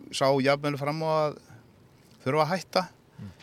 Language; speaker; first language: Icelandic; non-native, fluent; Polish